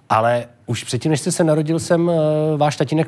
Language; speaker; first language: Czech; native; Czech